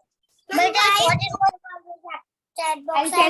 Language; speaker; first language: English; non-native, learner; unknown